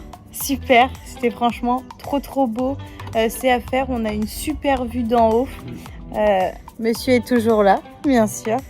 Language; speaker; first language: French; native; French